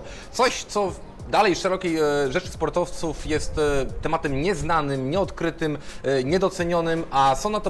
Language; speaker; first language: Polish; native; Polish